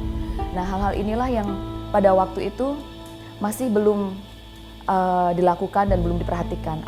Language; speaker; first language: Indonesian; native; Indonesian